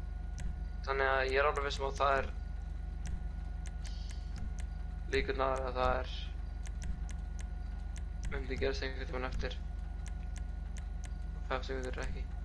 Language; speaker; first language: Icelandic; early bilingual, heritage; Icelandic